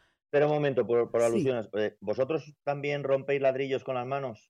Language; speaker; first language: Spanish; native; Spanish